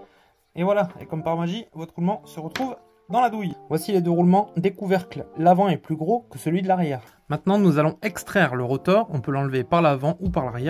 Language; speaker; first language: French; native; French